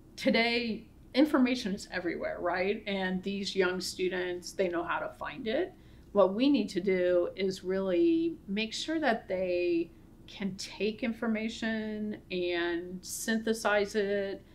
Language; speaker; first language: English; native; English